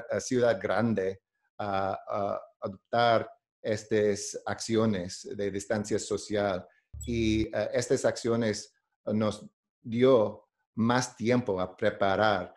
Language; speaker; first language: Spanish; non-native, learner; English